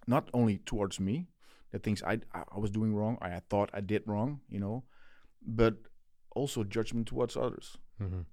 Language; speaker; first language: English; non-native, fluent; Dutch